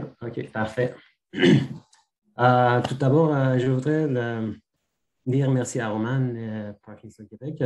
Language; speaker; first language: French; non-native, fluent; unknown